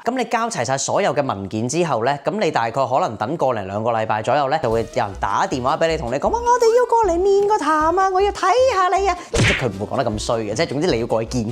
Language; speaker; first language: Cantonese; native; Cantonese